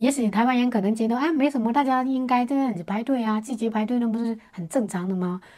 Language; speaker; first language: Chinese; native; Chinese